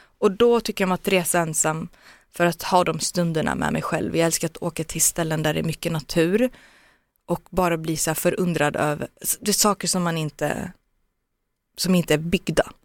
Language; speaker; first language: Swedish; early bilingual, other home language; Turoyo